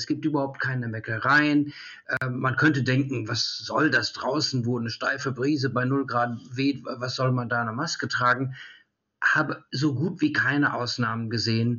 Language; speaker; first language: German; early bilingual, heritage; German